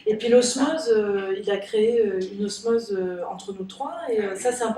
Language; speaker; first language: French; native; French